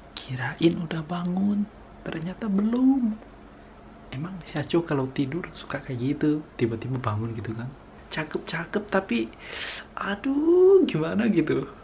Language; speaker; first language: Indonesian; native; Indonesian